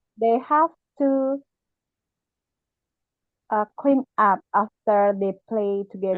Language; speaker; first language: English; non-native, learner; Indonesian